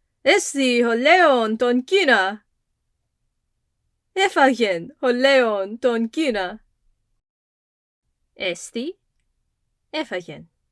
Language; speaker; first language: Greek; non-native, fluent; English